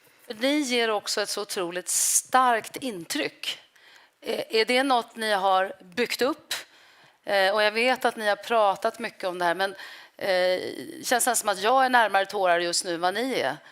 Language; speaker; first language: Swedish; native; Swedish